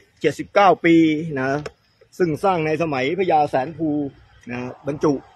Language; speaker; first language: Thai; native; Thai